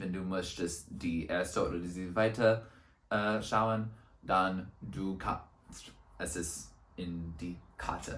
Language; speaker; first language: German; non-native, learner; English